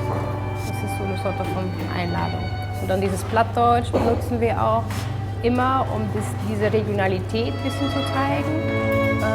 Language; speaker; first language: German; non-native, fluent; Dutch